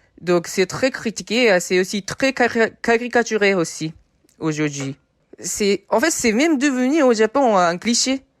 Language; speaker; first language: French; non-native, fluent; Japanese